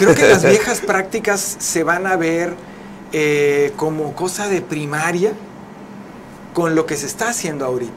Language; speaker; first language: Spanish; native; Spanish